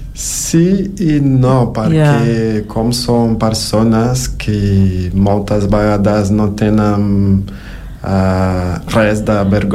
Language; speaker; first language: Catalan; non-native, local second language; Spanish